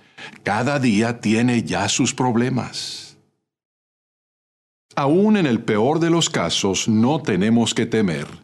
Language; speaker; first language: Spanish; native; Spanish